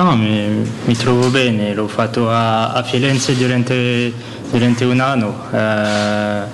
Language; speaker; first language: Italian; non-native, learner; French